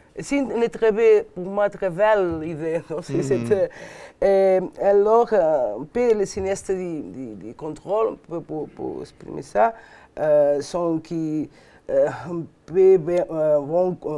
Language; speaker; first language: French; non-native, learner; Catalan